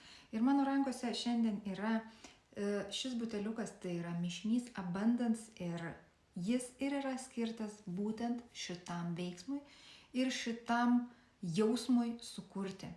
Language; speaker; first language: Lithuanian; native; Lithuanian